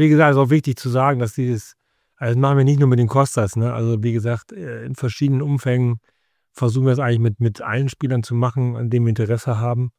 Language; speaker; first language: German; native; German